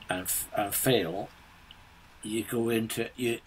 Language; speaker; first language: English; native; English